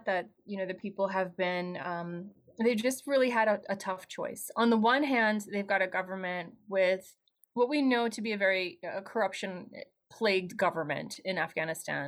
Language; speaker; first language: English; native; English